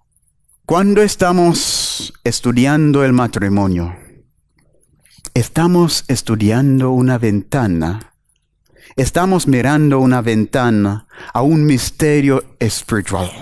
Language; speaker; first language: Spanish; non-native, fluent; English